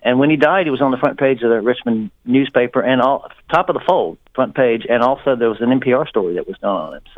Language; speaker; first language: English; native; English